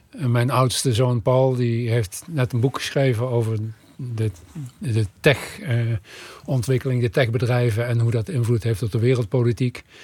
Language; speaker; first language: Dutch; native; Dutch